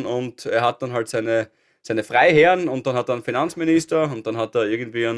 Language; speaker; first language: German; native; German